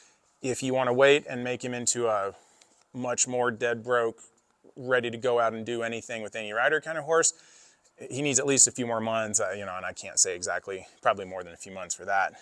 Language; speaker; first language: English; native; English